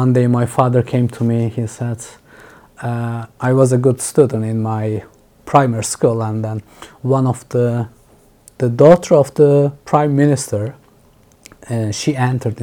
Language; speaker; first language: English; non-native, fluent; Turkish